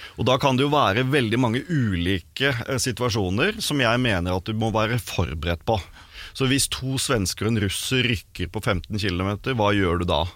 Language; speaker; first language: Norwegian; native; Norwegian